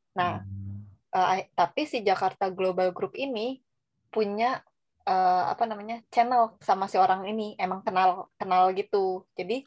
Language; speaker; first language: Indonesian; native; Indonesian